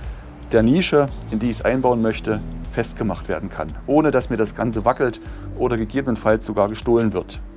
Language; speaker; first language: German; native; German